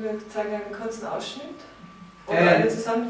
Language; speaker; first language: German; native; German